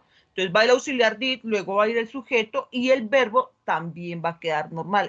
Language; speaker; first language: Spanish; native; Spanish